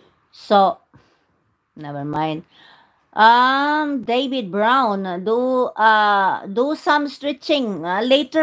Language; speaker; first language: English; non-native, local second language; Cebuano